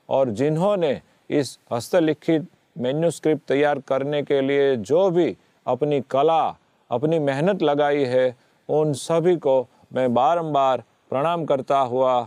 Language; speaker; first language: Hindi; non-native, local second language; Gujarati